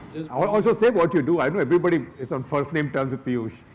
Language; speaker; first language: English; non-native, local second language; Hindi